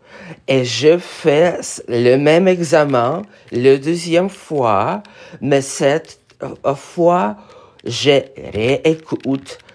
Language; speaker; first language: French; non-native, learner; Russian